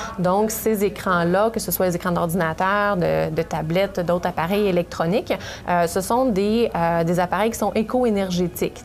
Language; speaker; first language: French; native; French